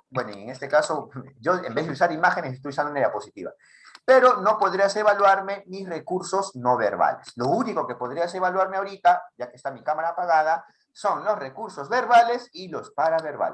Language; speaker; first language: Spanish; native; Spanish